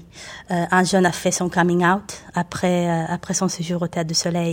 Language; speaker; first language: French; non-native, fluent; Hebrew